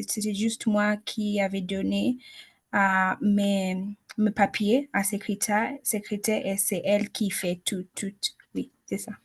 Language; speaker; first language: French; non-native, learner; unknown